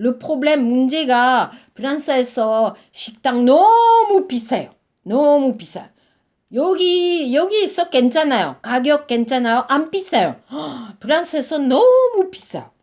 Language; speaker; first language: Korean; non-native, learner; French